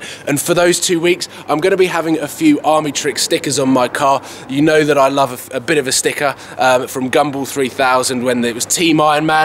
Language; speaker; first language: English; native; English